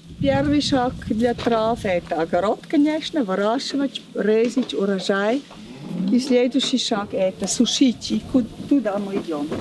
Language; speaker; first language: Russian; non-native, learner; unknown